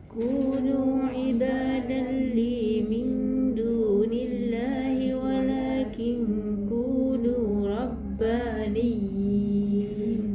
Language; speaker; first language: Arabic; non-native, learner; Malay